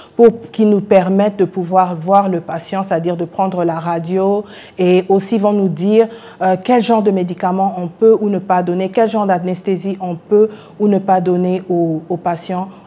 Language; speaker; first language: French; non-native, local second language; Lingala